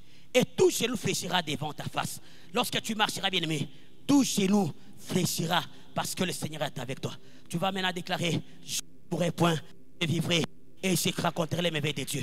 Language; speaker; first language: French; non-native, local second language; Lingala